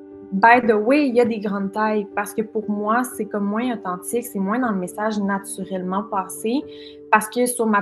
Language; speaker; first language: French; native; French